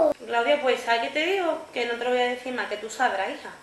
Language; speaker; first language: Spanish; native; Spanish